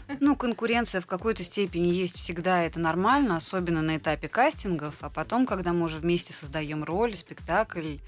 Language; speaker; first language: Russian; native; Russian